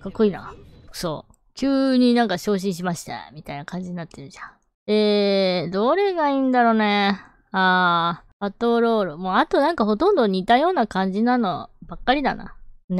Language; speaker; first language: Japanese; native; Japanese